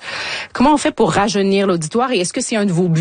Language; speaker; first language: French; native; French